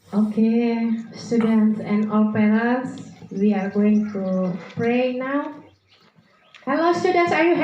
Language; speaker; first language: English; non-native, learner; Indonesian